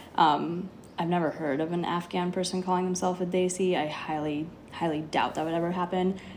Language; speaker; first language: English; native; English